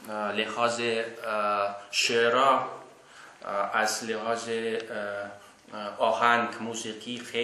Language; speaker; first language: Persian; non-native, learner; Russian